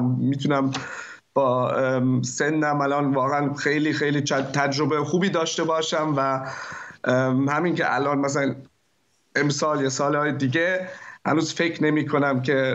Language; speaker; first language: Persian; early bilingual, heritage; German